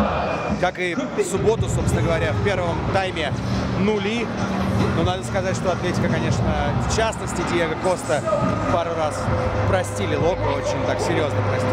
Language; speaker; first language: Russian; native; Russian